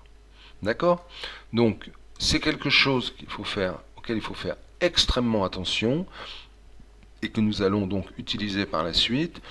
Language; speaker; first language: French; native; French